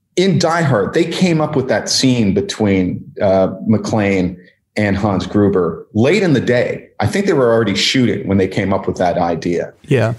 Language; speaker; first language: English; native; English